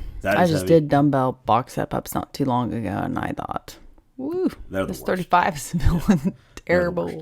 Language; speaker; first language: English; native; English